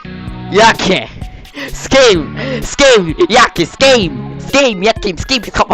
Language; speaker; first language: Polish; early bilingual, heritage; Polish